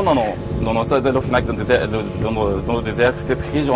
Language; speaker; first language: French; non-native, learner; Arabic